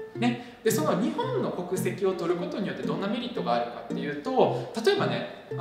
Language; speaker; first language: Japanese; early bilingual, other home language; Russian